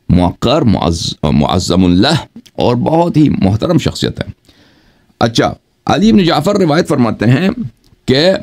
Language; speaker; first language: Urdu; non-native, fluent; Persian